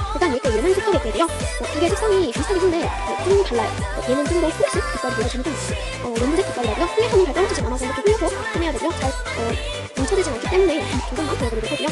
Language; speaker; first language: Korean; native; Korean